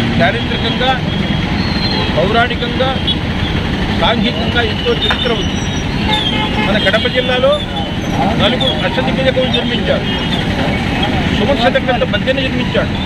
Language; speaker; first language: Telugu; native; Telugu